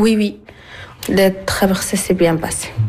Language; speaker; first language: French; non-native, learner; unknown